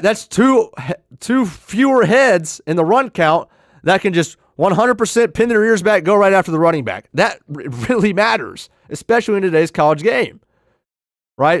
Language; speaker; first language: English; native; English